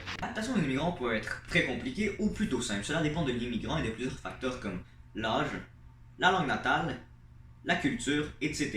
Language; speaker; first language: French; native; French